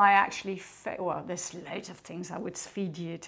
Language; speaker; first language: English; non-native, fluent; French